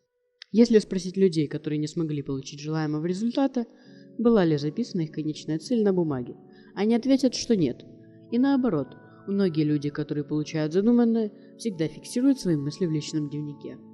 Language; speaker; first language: Russian; native; Russian